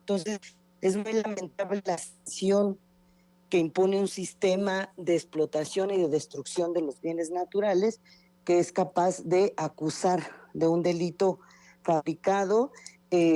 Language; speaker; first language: Spanish; native; Spanish